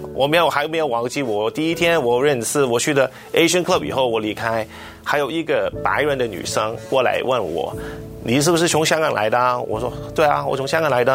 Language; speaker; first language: Chinese; non-native, local second language; Cantonese